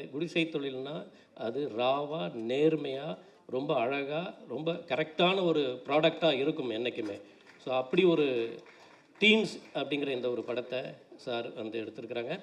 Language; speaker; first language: Tamil; native; Tamil